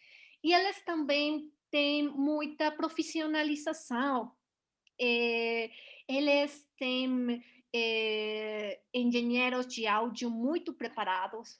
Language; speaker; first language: Portuguese; non-native, learner; Spanish